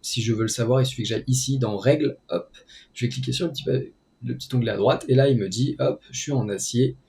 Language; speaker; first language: French; native; French